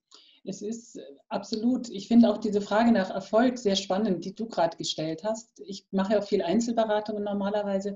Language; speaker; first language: German; native; German